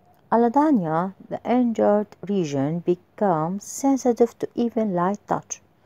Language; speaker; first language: English; non-native, fluent; Arabic